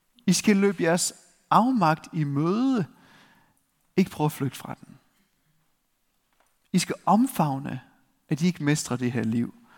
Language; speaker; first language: Danish; native; Danish